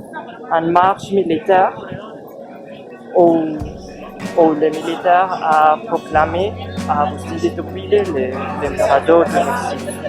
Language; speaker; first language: French; non-native, learner; Spanish